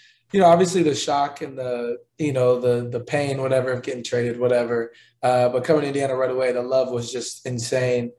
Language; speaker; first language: English; native; English